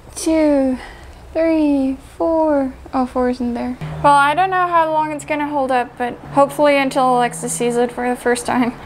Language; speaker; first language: English; non-native, fluent; German